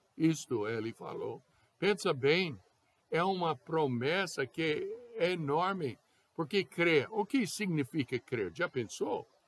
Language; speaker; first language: Portuguese; non-native, fluent; English